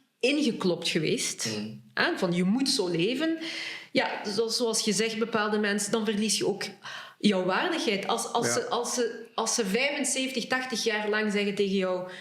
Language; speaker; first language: Dutch; early bilingual, other home language; Lingala